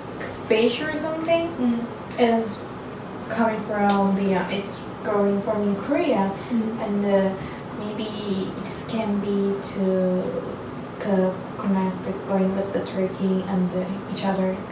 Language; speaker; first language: English; non-native, learner; Turkish